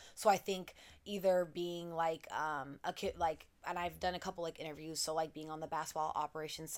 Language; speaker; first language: English; native; English